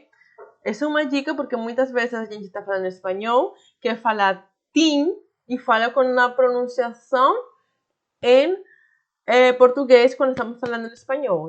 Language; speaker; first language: Portuguese; non-native, fluent; Spanish